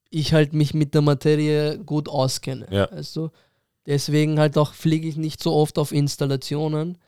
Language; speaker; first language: German; early bilingual, other home language; Persian